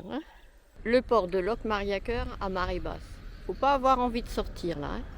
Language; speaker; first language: French; native; French